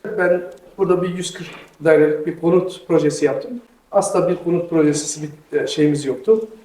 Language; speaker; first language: Turkish; native; Turkish